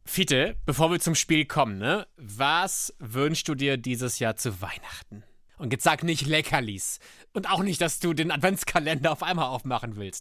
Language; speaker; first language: German; native; German